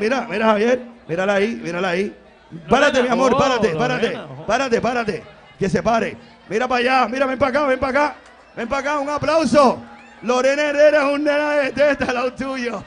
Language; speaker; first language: Spanish; native; Spanish